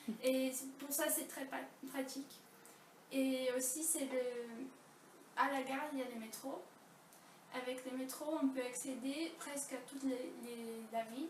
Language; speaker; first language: French; non-native, fluent; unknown